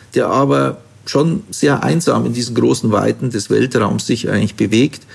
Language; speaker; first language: German; native; German